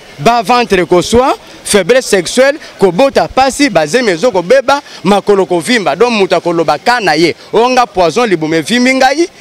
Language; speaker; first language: Lingala; native; Lingala